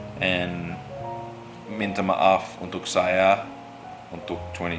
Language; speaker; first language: Indonesian; non-native, learner; English